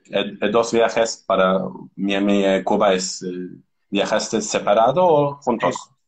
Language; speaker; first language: Spanish; non-native, learner; Turkish